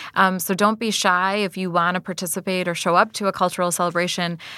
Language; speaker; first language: English; native; English